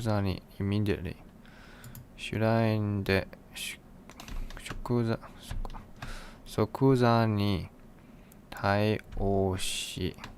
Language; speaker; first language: Japanese; non-native, learner; English